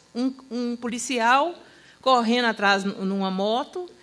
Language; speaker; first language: Portuguese; native; Portuguese